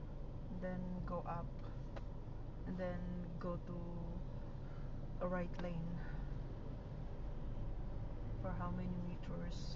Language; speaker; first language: English; non-native, local second language; Iloko